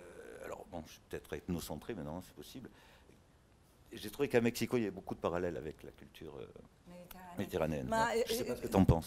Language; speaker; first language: French; native; French